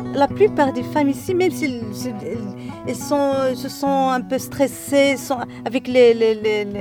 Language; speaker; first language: French; non-native, local second language; Arabic